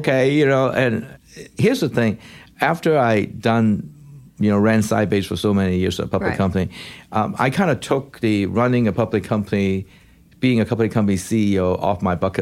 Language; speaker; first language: English; non-native, local second language; Cantonese